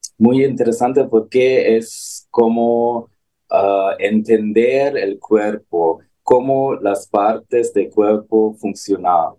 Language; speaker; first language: Spanish; non-native, learner; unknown